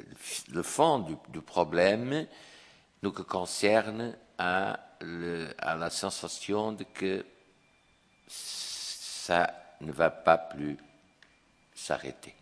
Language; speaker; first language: French; non-native, fluent; Portuguese